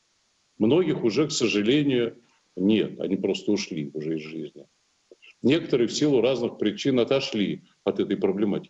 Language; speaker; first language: Russian; native; Russian